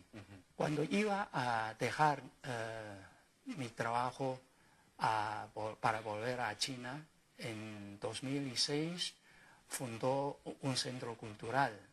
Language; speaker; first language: Spanish; non-native, fluent; Chinese